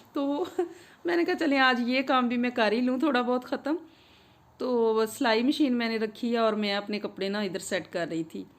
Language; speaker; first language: Urdu; non-native, local second language; Punjabi